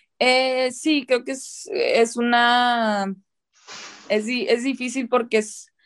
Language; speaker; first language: Spanish; early bilingual, heritage; Spanish